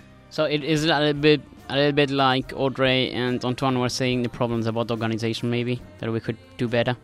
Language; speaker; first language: English; non-native, fluent; Spanish